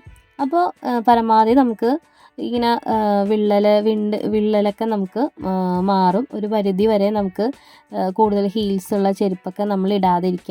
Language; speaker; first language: Malayalam; native; Malayalam